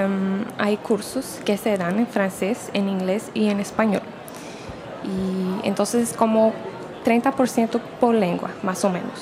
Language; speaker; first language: Spanish; non-native, fluent; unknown